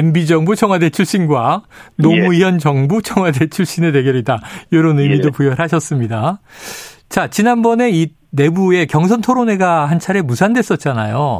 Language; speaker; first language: Korean; native; Korean